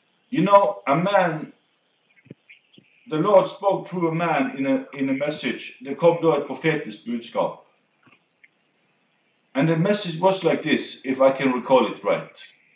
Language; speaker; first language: English; non-native, fluent; Norwegian